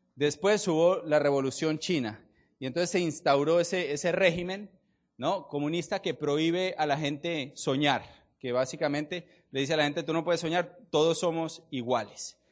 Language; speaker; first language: Spanish; native; Spanish